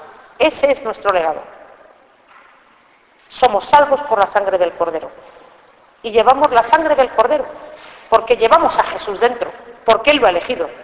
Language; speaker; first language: Spanish; native; Spanish